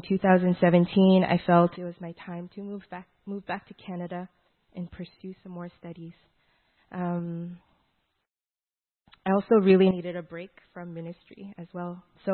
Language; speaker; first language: English; native; English